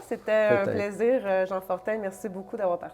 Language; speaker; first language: French; native; French